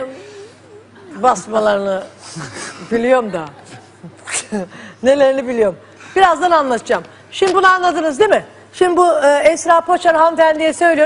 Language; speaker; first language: Turkish; native; Turkish